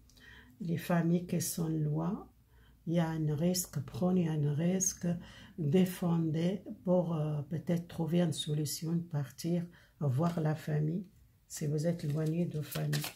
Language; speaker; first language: French; non-native, learner; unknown